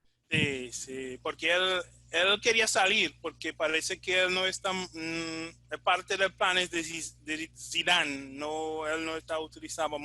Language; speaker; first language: Spanish; non-native, fluent; English